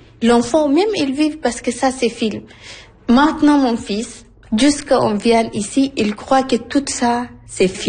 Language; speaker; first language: French; non-native, learner; Arabic